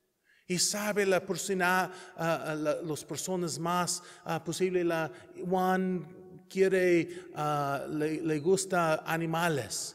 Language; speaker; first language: Spanish; non-native, learner; English